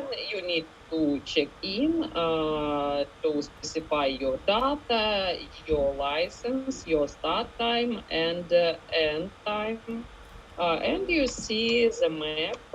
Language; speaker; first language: English; non-native, fluent; Ukrainian